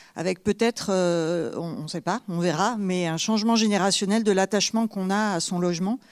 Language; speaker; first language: French; native; French